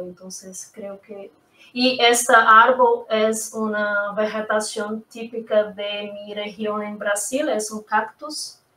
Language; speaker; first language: Spanish; non-native, learner; Portuguese